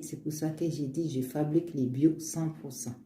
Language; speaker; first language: French; non-native, learner; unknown